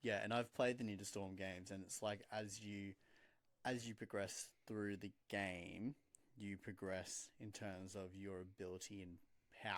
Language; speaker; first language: English; native; English